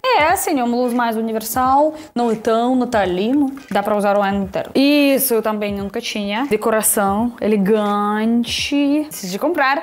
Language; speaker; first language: Portuguese; non-native, fluent; Russian